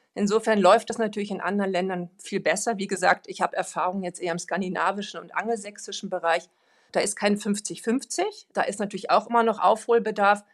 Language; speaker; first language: German; non-native, fluent; Swedish